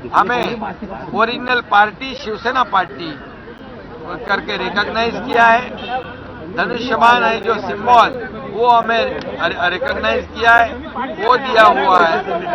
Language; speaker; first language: Hindi; non-native, local second language; Marathi